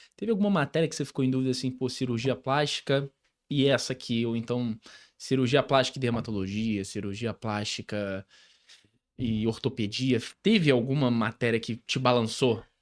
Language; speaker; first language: Portuguese; native; Portuguese